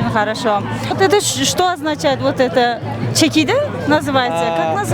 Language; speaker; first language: Russian; non-native, learner; Turkmen